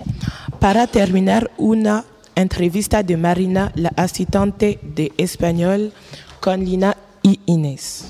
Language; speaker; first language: Spanish; non-native, learner; French